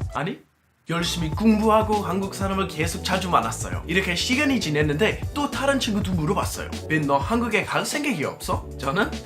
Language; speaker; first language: Korean; non-native, fluent; English